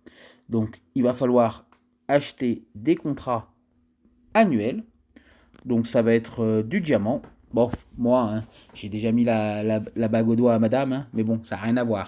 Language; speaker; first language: French; native; French